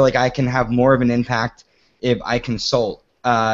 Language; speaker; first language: English; native; English